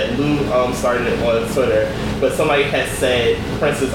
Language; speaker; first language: English; native; English